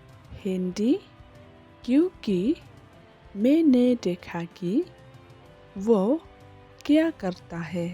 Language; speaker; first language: Hindi; non-native, local second language; Khasi